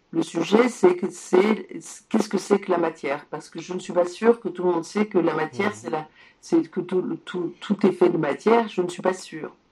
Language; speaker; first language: French; early bilingual, other home language; Polish